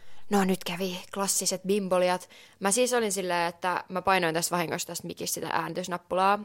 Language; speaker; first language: Finnish; native; Finnish